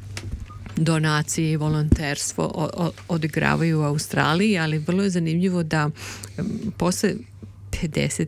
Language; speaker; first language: Serbian; native; Serbian